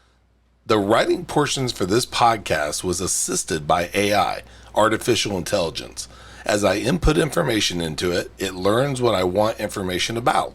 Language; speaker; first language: English; native; English